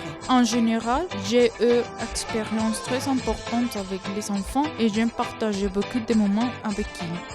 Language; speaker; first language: French; non-native, learner; Spanish